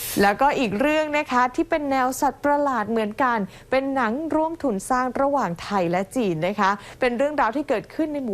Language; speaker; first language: Thai; native; Thai